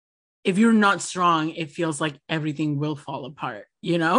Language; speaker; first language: English; non-native, fluent; Spanish